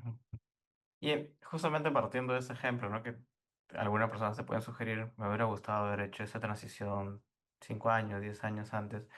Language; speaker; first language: Spanish; native; Spanish